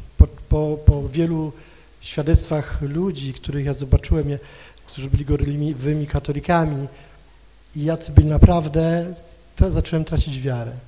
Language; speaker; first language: Polish; non-native, local second language; Kashubian